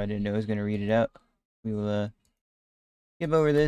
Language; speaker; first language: English; native; English